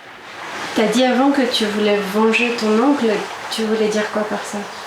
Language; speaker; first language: French; native; French